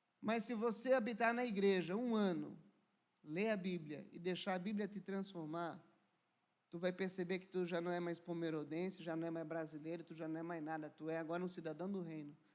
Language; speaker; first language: Portuguese; native; Portuguese